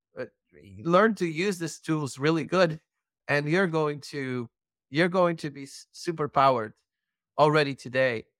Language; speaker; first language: English; non-native, fluent; Dutch